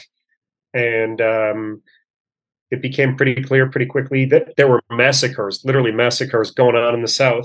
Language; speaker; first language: English; native; English